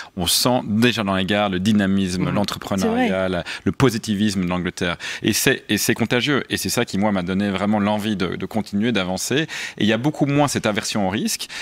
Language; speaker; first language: French; native; French